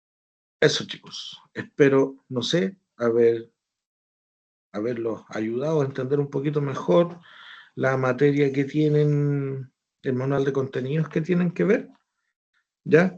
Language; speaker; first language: Spanish; native; Spanish